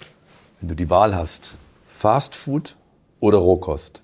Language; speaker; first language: German; native; German